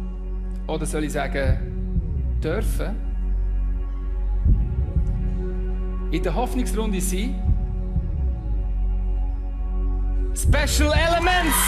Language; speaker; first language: German; native; German